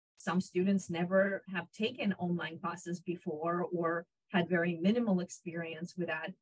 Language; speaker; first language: English; non-native, fluent; Russian